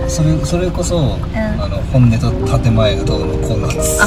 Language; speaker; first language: Japanese; native; Japanese